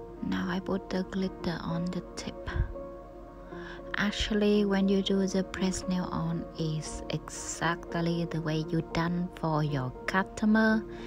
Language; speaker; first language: English; non-native, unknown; Vietnamese